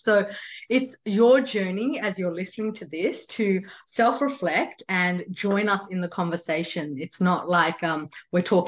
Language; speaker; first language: English; non-native, local second language; Hindi